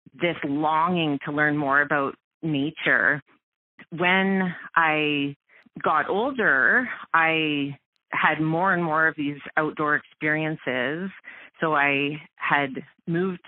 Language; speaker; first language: English; native; English